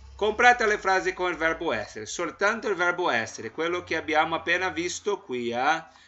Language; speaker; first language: Italian; non-native, fluent; Portuguese